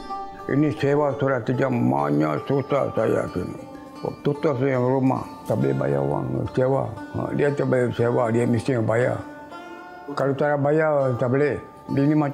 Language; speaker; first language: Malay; non-native, local second language; Tamil